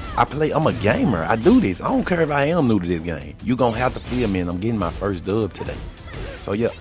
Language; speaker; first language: English; native; English